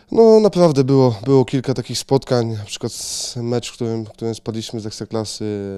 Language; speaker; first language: Polish; native; Polish